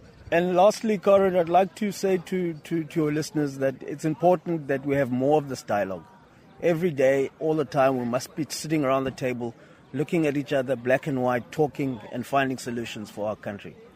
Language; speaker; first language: English; non-native, local second language; Xhosa